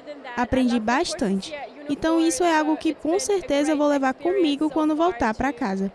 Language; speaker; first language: Portuguese; non-native, fluent; German